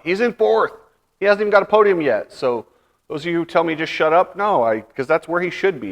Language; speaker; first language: English; native; English